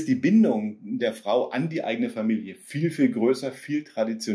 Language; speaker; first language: German; native; German